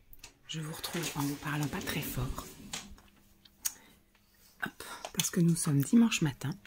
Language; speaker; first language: French; native; French